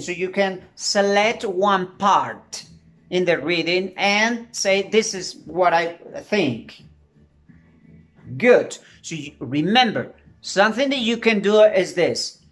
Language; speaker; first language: English; non-native, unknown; Spanish